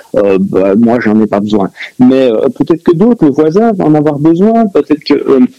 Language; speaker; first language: French; native; French